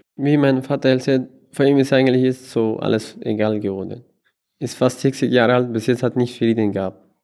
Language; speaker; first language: German; non-native, learner; Persian